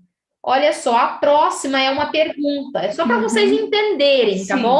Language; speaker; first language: Portuguese; native; Portuguese